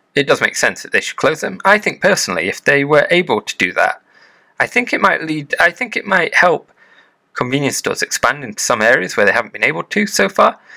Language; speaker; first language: English; native; English